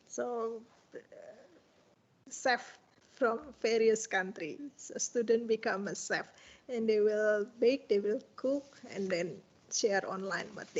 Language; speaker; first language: English; non-native, fluent; Indonesian